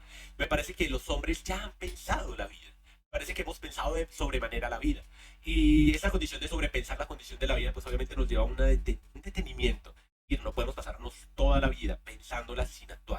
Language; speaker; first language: Spanish; native; Spanish